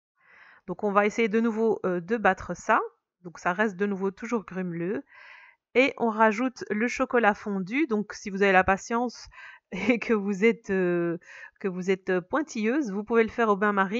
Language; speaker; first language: French; native; French